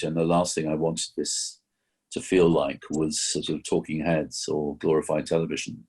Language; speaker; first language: English; native; English